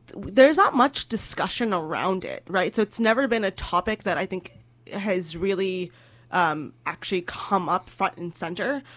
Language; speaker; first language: English; native; English